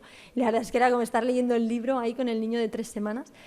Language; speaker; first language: Spanish; native; Spanish